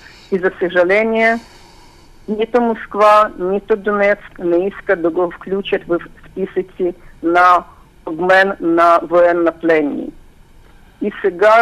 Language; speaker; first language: Bulgarian; non-native, fluent; Ukrainian